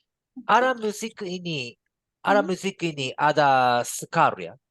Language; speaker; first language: Indonesian; non-native, learner; Japanese